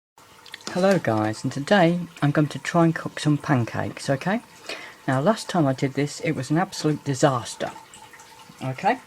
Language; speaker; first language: English; native; English